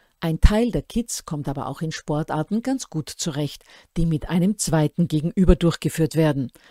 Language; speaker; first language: German; native; German